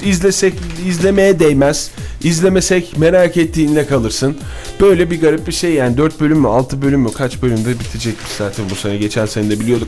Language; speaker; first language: Turkish; native; Turkish